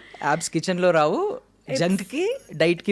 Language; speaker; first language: Telugu; native; Telugu